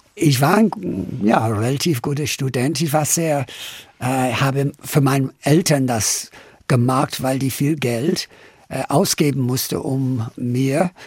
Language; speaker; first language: German; non-native, fluent; English